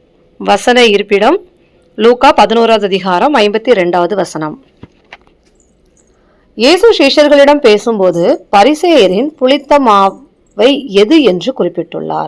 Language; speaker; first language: Tamil; native; Tamil